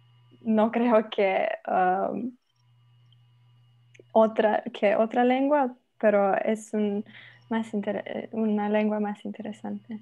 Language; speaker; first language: Spanish; non-native, learner; Slovenian